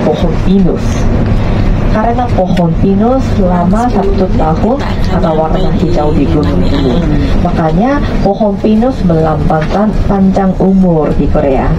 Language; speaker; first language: Indonesian; non-native, fluent; Korean